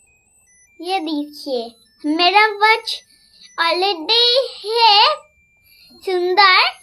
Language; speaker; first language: Hindi; non-native, local second language; Bangla